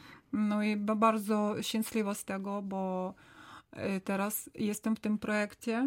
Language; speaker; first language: Polish; non-native, learner; Ukrainian